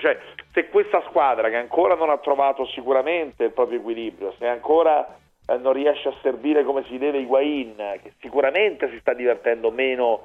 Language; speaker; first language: Italian; native; Italian